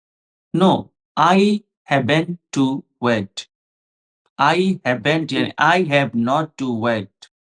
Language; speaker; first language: English; non-native, fluent; Hindi